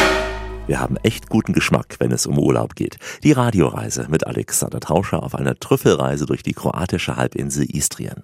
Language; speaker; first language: German; native; German